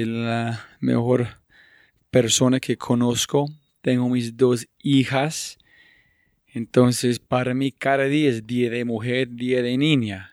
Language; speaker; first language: Spanish; non-native, fluent; English